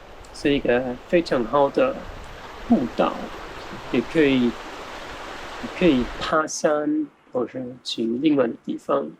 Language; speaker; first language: Chinese; non-native, fluent; German